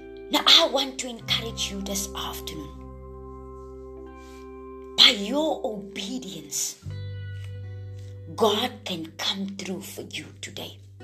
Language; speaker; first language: English; non-native, local second language; Afrikaans